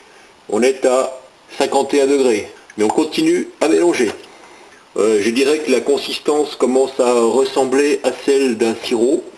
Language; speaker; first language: French; native; French